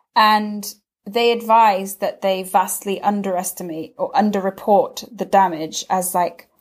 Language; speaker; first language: English; native; English